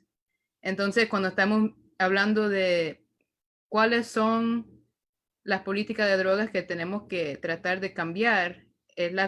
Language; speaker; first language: Spanish; early bilingual, heritage; Spanish